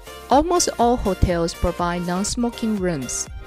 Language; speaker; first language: English; non-native, fluent; Chinese